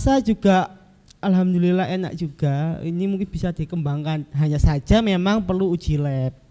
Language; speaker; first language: Indonesian; native; Indonesian